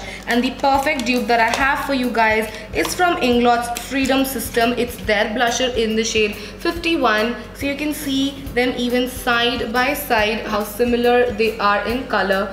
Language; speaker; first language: English; non-native, local second language; Hindi